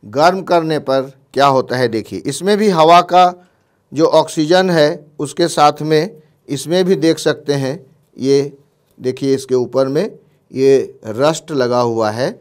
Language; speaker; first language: Hindi; native; Hindi